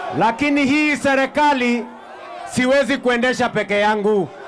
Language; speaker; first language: Swahili; non-native, local second language; Kalenjin